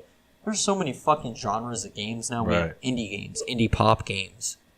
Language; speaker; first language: English; native; English